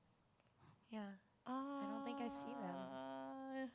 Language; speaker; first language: English; native; English